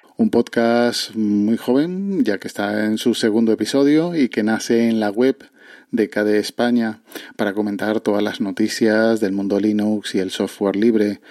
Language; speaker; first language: Spanish; native; Spanish